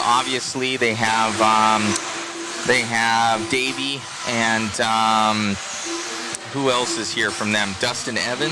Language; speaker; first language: English; native; English